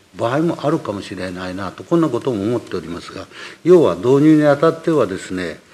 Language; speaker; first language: Japanese; native; Japanese